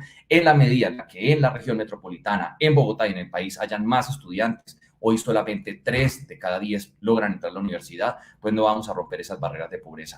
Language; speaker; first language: Spanish; native; Spanish